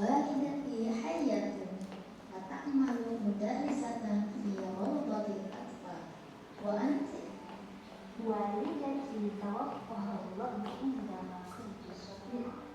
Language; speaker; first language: Arabic; non-native, learner; Indonesian